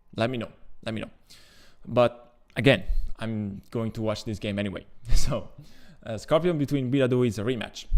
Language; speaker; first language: English; non-native, fluent; Italian